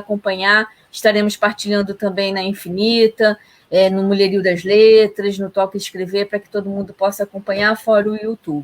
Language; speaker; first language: Portuguese; native; Portuguese